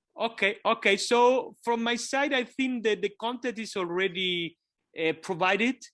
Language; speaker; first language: English; non-native, fluent; Kabuverdianu